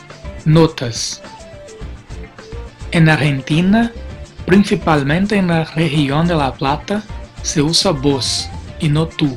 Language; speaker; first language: Spanish; non-native, fluent; Portuguese